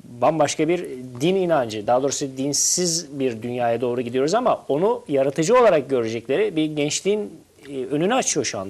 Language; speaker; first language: Turkish; native; Turkish